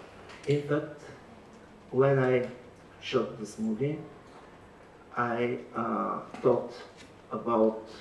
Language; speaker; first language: English; non-native, learner; Bulgarian